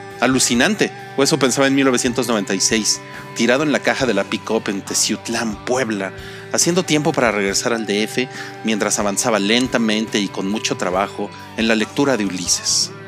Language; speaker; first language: Spanish; native; Spanish